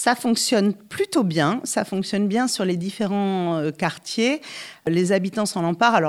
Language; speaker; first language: French; native; French